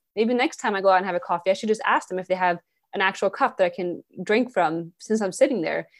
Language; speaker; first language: English; non-native, fluent; Swedish